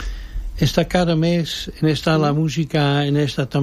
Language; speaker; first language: Spanish; non-native, learner; Dutch